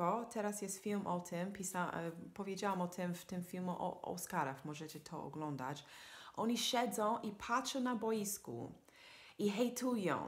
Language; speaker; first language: Polish; non-native, fluent; English